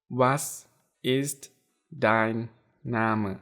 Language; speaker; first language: German; non-native, fluent; Thai